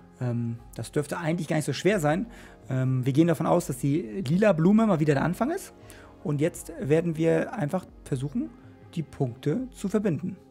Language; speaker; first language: German; native; German